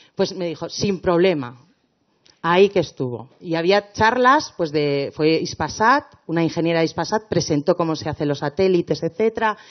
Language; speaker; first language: Spanish; native; Spanish